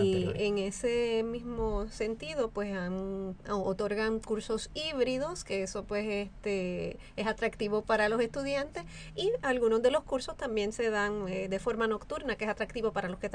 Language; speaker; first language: Spanish; native; Spanish